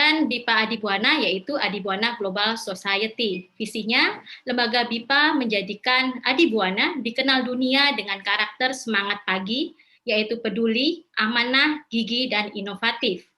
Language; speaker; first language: Indonesian; native; Indonesian